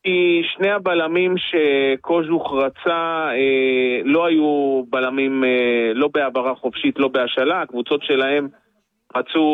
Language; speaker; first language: Hebrew; native; Hebrew